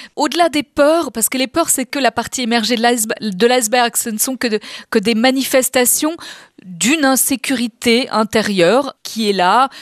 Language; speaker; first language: French; native; French